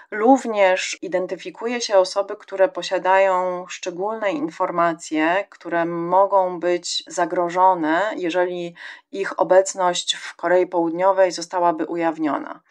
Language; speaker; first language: Polish; native; Polish